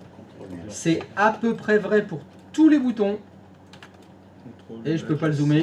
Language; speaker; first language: French; native; French